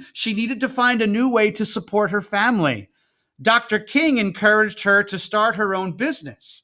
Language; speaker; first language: English; native; English